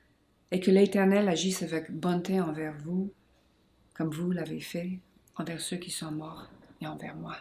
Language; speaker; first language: French; non-native, local second language; English